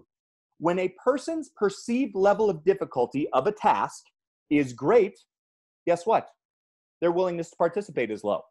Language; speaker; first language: English; native; English